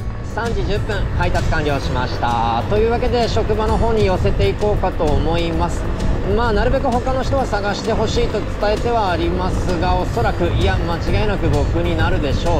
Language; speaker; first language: Japanese; native; Japanese